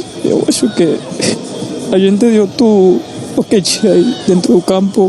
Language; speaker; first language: Portuguese; non-native, fluent; Spanish